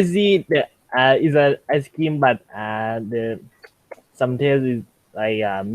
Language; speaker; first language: English; non-native, learner; Thai